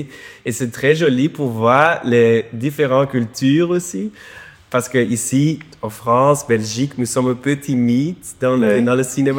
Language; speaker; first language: French; non-native, learner; Dutch